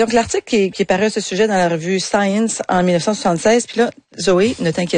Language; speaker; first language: French; native; French